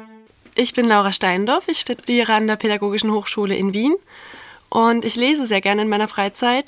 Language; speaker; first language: German; native; German